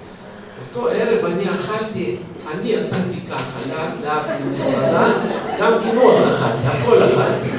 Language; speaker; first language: Hebrew; non-native, fluent; Russian